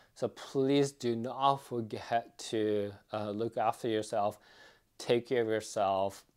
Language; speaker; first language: English; non-native, fluent; Japanese